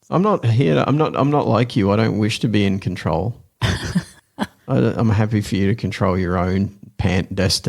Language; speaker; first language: English; native; English